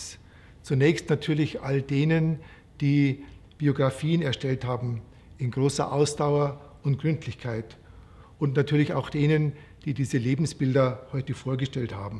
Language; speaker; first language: German; native; German